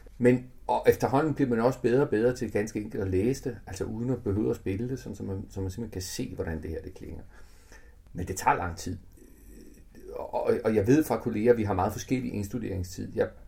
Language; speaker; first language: Danish; early bilingual, other home language; Italian